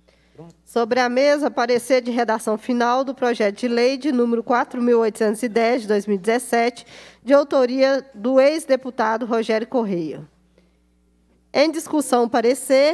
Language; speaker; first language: Portuguese; native; Portuguese